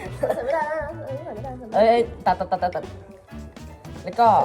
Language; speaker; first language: Thai; native; Thai